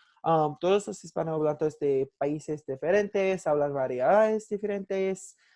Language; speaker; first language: Spanish; non-native, learner; English